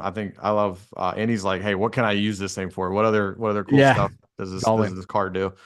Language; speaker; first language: English; native; English